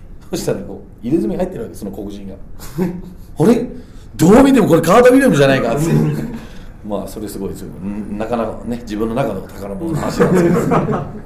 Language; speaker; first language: Japanese; non-native, fluent; Danish